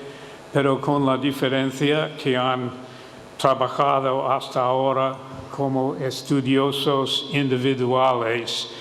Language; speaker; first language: Spanish; non-native, fluent; English